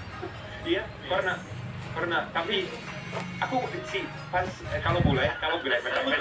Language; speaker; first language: Indonesian; non-native, learner; English